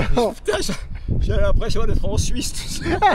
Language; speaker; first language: French; native; French